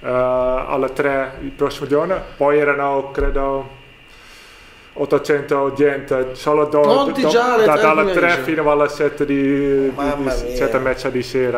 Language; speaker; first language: Italian; non-native, learner; Dutch